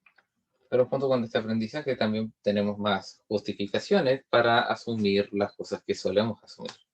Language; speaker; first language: Spanish; native; Spanish